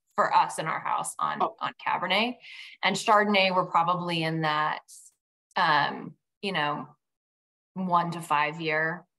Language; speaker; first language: English; native; English